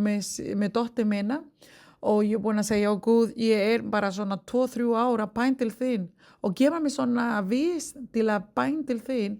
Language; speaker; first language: Icelandic; non-native, learner; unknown